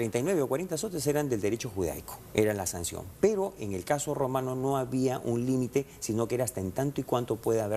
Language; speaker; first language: Spanish; native; Spanish